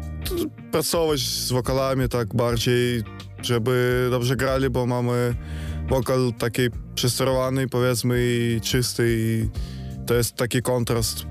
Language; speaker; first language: Polish; non-native, fluent; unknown